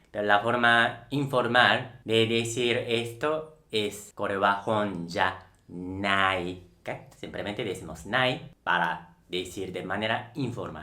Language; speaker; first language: Spanish; non-native, local second language; Japanese